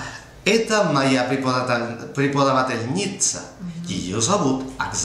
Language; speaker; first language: Russian; non-native, learner; Spanish